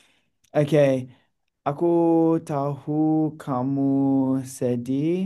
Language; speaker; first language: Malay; non-native, learner; English